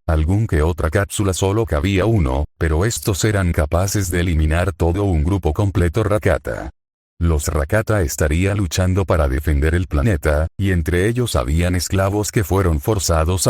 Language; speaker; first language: Spanish; native; Spanish